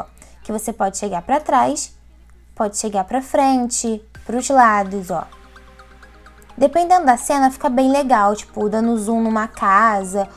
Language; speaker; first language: Portuguese; native; Portuguese